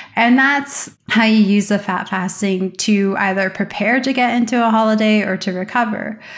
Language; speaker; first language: English; native; English